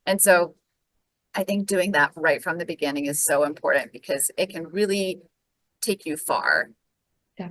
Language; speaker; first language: English; native; English